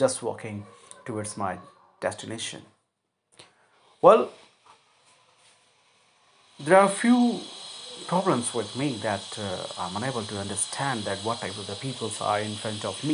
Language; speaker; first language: English; non-native, local second language; Hindi